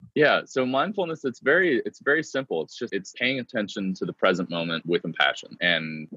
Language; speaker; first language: English; native; English